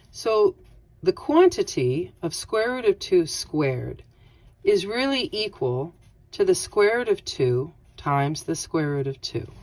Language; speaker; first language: English; native; English